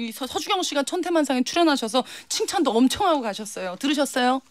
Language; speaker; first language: Korean; native; Korean